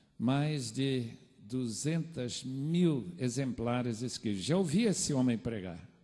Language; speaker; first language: Portuguese; non-native, fluent; English